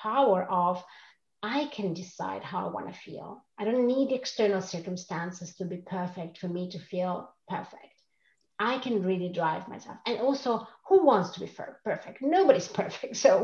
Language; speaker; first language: English; non-native, fluent; Italian